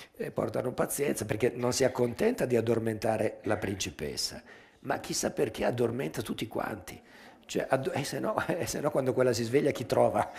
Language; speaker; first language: Italian; native; Italian